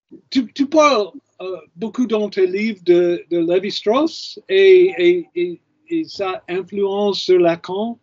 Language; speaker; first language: French; non-native, fluent; English